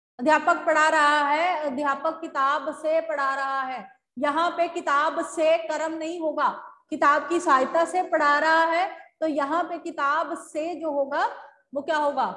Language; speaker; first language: Hindi; native; Hindi